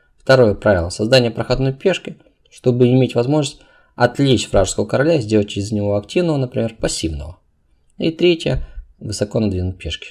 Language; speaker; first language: Russian; non-native, local second language; Uzbek